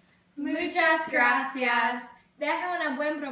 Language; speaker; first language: Spanish; non-native, learner; English